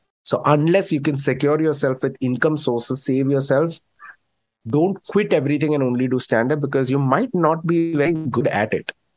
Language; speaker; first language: Malayalam; early bilingual, heritage; Malayalam